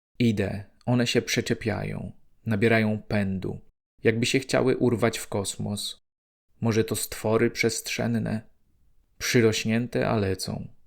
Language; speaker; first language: Polish; native; Polish